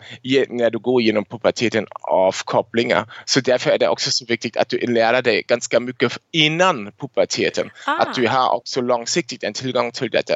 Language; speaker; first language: Swedish; non-native, fluent; German